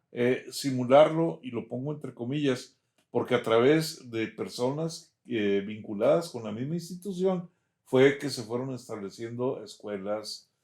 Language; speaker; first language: Spanish; native; Spanish